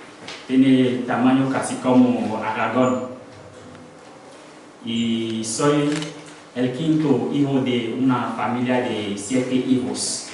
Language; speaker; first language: Spanish; non-native, learner; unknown